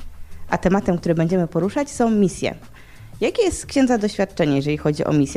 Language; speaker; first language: Polish; native; Polish